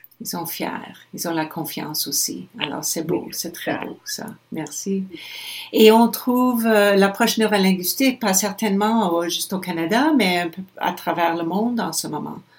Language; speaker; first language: French; non-native, local second language; English